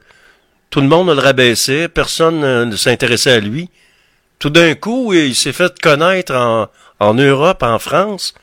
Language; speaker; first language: French; native; French